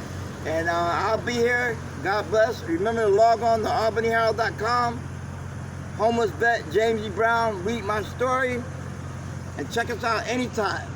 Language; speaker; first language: English; native; English